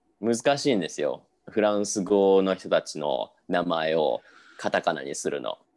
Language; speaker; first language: Japanese; native; Japanese